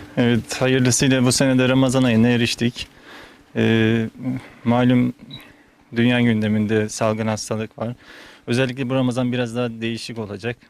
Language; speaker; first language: Turkish; native; Turkish